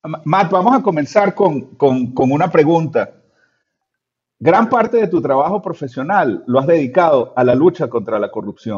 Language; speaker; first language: Spanish; native; Spanish